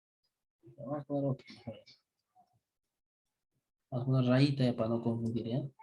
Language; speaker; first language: Spanish; native; Spanish